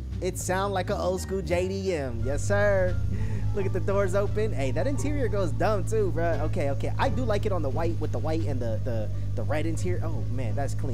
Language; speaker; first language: English; native; English